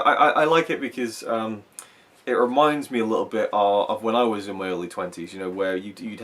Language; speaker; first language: English; native; English